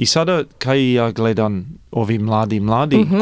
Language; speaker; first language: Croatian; early bilingual, heritage; Croatian